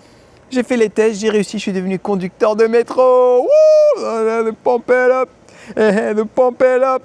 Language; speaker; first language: French; native; French